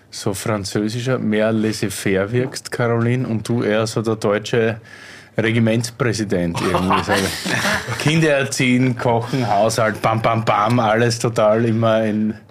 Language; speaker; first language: German; native; German